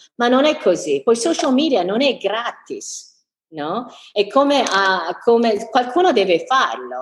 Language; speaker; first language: Italian; non-native, fluent; English